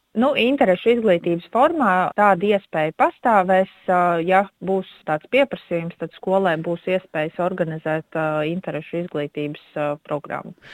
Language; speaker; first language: Latvian; native; Latvian